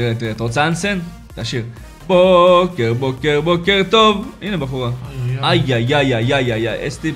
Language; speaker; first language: Hebrew; native; Hebrew